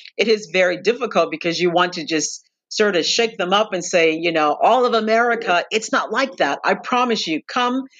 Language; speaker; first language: English; native; English